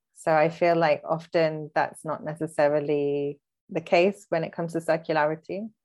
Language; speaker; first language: English; early bilingual, other home language; Hindi